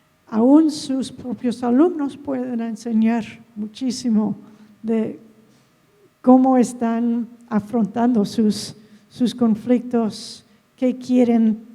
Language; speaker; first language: Spanish; non-native, fluent; English